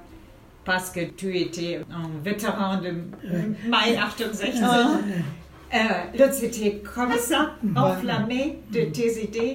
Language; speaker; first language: French; non-native, fluent; German